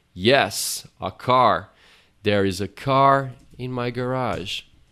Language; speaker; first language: English; non-native, fluent; Portuguese